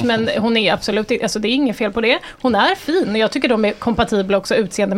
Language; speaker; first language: Swedish; native; Swedish